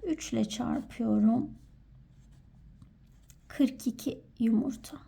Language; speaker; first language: Turkish; native; Turkish